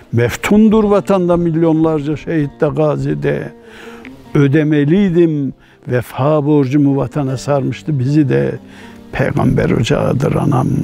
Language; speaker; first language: Turkish; native; Turkish